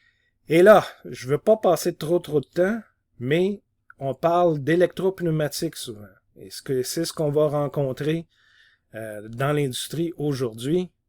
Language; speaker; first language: French; native; French